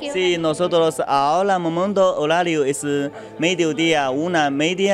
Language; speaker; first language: Spanish; non-native, learner; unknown